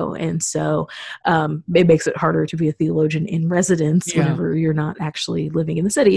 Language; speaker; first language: English; native; English